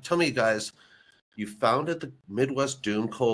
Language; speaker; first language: English; native; English